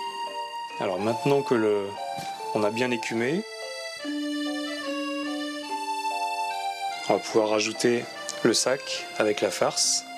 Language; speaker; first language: French; native; French